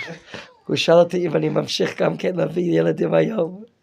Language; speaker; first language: Hebrew; non-native, fluent; English